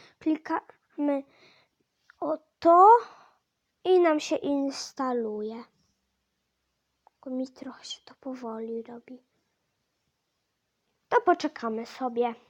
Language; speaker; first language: Polish; native; Polish